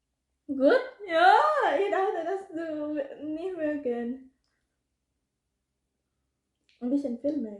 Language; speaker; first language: German; non-native, learner; Indonesian